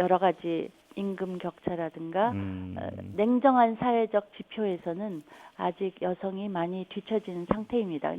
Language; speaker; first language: Korean; native; Korean